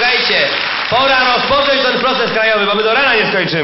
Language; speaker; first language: Polish; native; Polish